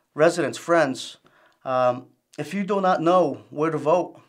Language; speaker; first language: English; early bilingual, other home language; Spanish